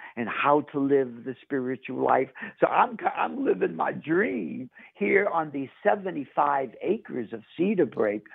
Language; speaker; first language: English; native; English